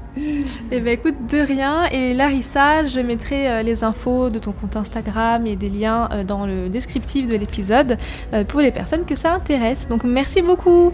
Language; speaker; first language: French; native; French